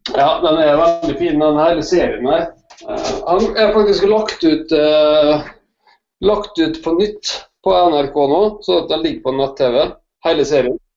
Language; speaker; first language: Norwegian; native; Norwegian